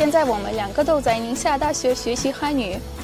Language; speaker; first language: Chinese; non-native, fluent; Turkmen